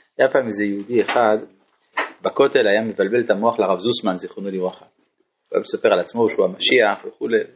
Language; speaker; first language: Hebrew; non-native, fluent; French